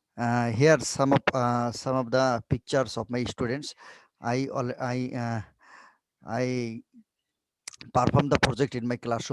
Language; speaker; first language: English; non-native, learner; Bangla